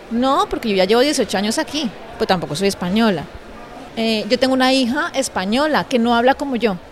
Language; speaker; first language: Spanish; native; Spanish